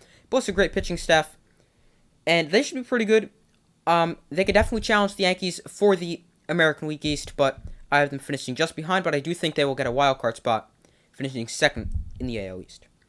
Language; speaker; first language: English; native; English